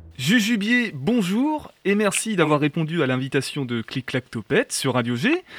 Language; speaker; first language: French; native; French